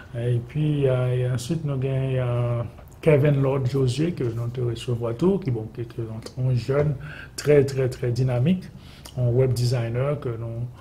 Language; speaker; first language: French; non-native, local second language; Haitian Creole